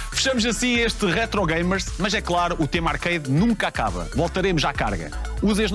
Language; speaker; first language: Portuguese; native; Portuguese